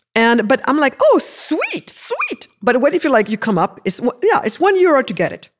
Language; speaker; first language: English; early bilingual, other home language; Wolof